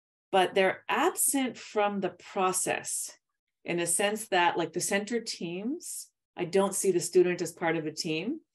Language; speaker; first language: English; native; English